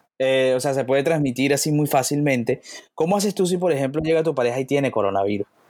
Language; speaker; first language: Spanish; native; Spanish